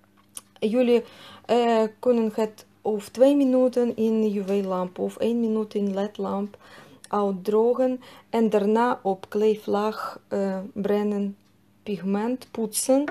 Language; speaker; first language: Dutch; non-native, fluent; Russian